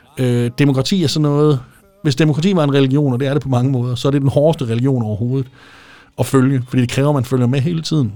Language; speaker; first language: Danish; native; Danish